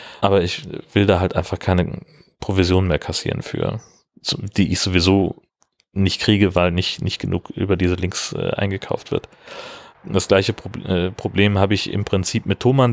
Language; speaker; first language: German; native; German